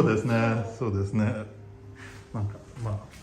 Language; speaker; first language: Japanese; non-native, fluent; Swedish